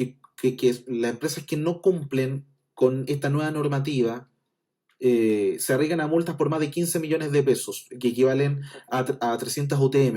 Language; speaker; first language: Spanish; native; Spanish